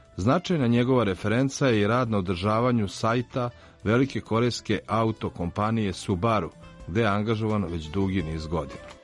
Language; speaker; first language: Serbian; native; Serbian